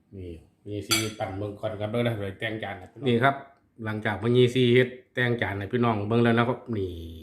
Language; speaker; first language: Thai; native; Thai